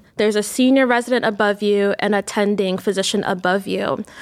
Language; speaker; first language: English; native; English